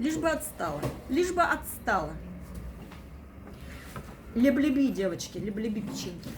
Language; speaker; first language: Russian; native; Russian